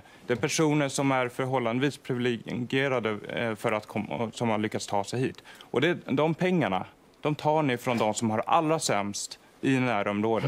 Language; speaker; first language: Swedish; native; Swedish